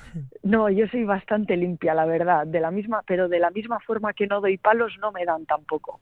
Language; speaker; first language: Spanish; native; Spanish